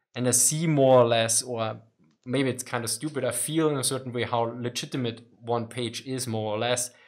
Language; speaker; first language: English; non-native, fluent; German